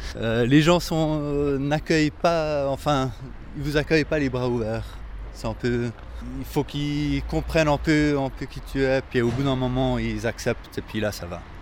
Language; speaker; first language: French; early bilingual, other home language; English